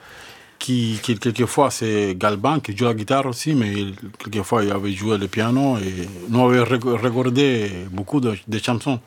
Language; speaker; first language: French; non-native, learner; Spanish